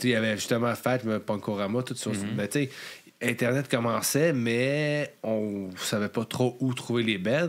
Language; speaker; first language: French; native; French